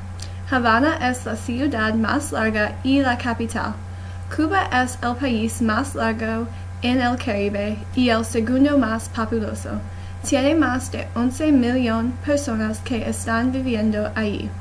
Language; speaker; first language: Spanish; non-native, learner; English